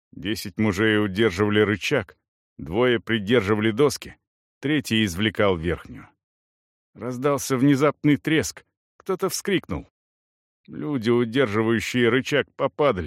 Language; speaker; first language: Russian; native; Russian